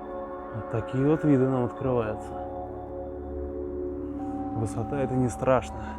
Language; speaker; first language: Russian; native; Russian